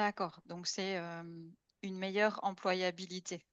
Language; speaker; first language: French; native; French